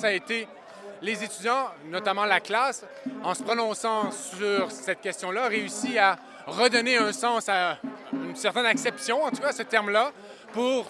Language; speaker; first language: French; native; French